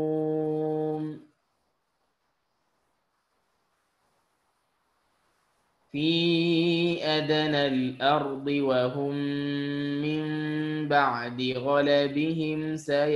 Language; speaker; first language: Arabic; non-native, fluent; Indonesian